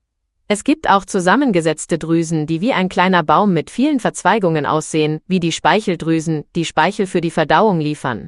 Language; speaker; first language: German; native; German